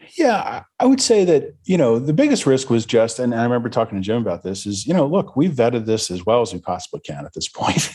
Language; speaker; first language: English; native; English